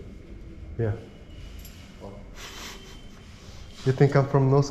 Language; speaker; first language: English; non-native, learner; Korean